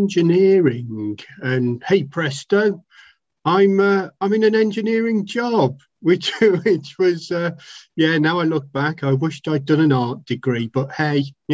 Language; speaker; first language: English; native; English